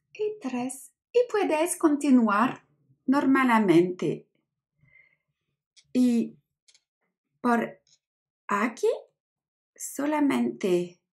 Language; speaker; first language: Spanish; non-native, learner; French